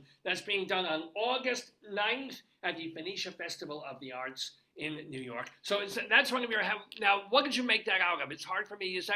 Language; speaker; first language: English; native; English